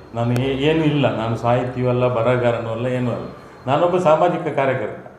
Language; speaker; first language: Kannada; non-native, local second language; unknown